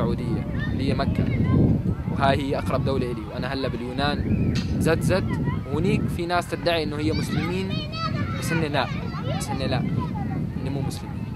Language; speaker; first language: Arabic; native; Arabic